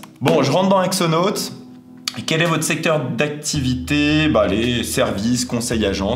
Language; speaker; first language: French; native; French